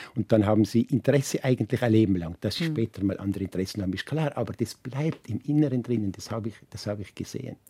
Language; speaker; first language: German; native; German